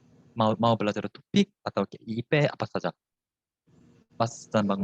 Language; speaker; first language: Indonesian; non-native, fluent; Korean